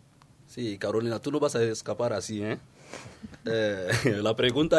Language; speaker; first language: Spanish; non-native, learner; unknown